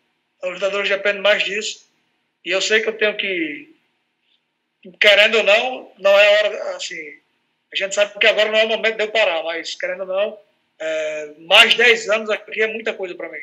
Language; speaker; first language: Portuguese; native; Portuguese